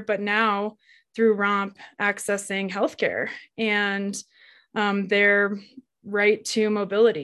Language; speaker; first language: English; native; English